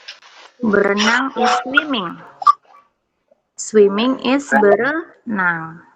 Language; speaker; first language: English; non-native, fluent; Indonesian